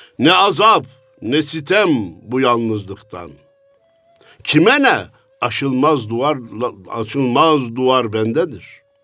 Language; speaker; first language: Turkish; native; Turkish